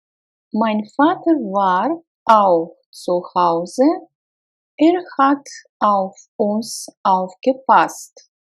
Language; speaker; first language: German; non-native, fluent; Russian